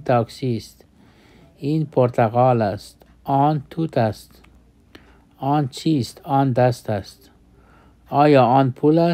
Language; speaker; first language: Persian; non-native, fluent; Urdu